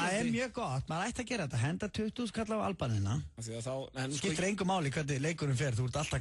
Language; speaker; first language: Icelandic; native; Icelandic